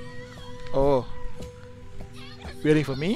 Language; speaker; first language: English; non-native, local second language; Malay